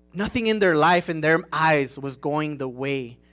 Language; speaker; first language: English; non-native, fluent; Spanish